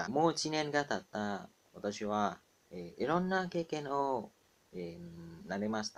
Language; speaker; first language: Japanese; non-native, learner; Vietnamese